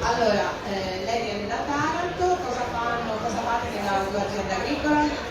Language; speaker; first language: Italian; native; Italian